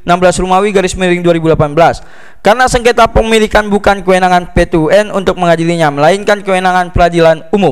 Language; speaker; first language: Indonesian; native; Indonesian